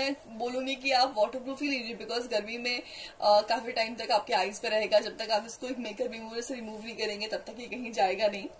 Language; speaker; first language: Hindi; native; Hindi